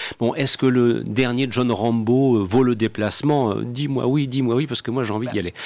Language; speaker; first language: French; native; French